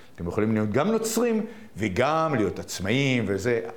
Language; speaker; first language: Hebrew; native; Hebrew